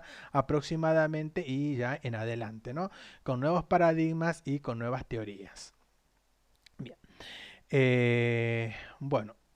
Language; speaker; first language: Spanish; native; Spanish